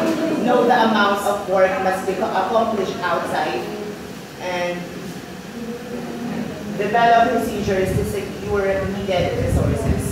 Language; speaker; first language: English; non-native, local second language; Filipino